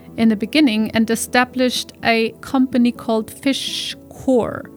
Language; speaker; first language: English; non-native, fluent; German